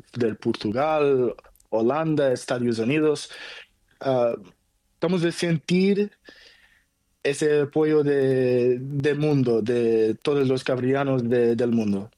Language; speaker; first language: Spanish; non-native, learner; Portuguese